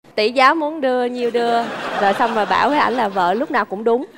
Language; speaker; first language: Vietnamese; native; Vietnamese